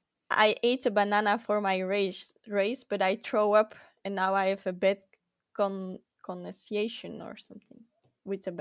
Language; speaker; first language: English; non-native, fluent; Dutch